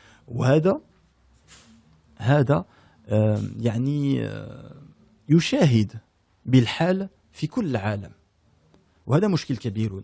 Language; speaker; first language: Arabic; early bilingual, heritage; French